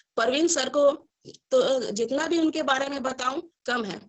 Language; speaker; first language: Hindi; native; Hindi